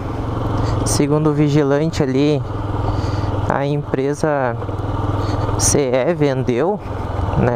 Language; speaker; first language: Portuguese; native; Portuguese